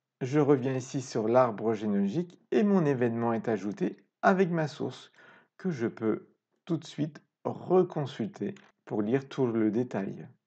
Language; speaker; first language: French; native; French